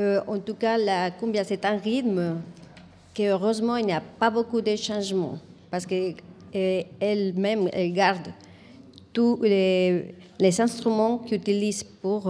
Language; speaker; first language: French; non-native, fluent; Spanish